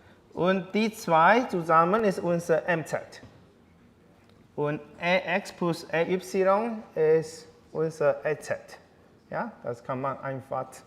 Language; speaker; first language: German; non-native, learner; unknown